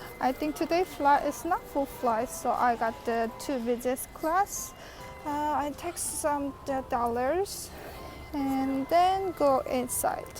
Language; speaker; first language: English; non-native, learner; Korean